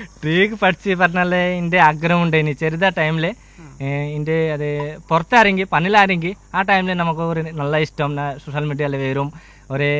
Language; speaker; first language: Malayalam; non-native, local second language; Bangla